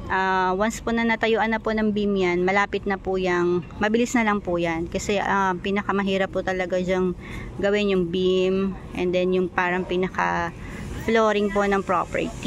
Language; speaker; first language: Filipino; native; Filipino